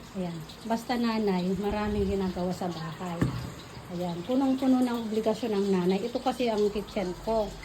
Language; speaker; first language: Filipino; non-native, local second language; Iloko